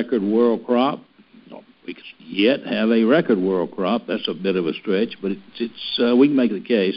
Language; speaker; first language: English; native; English